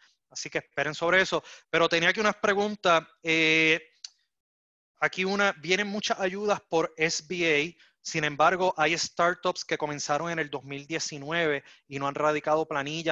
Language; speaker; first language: Spanish; native; Spanish